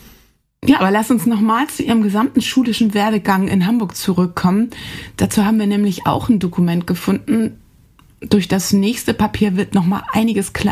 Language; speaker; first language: German; native; German